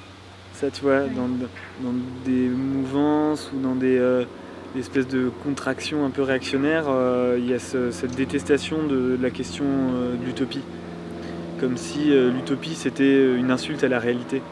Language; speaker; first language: French; native; French